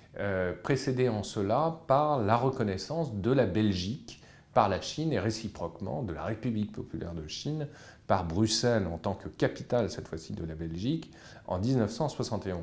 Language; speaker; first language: French; native; French